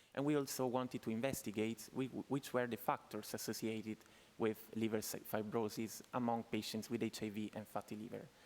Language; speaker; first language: English; non-native, fluent; Italian